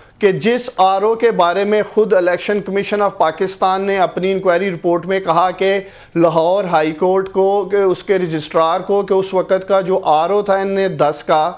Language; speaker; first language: Urdu; non-native, local second language; Punjabi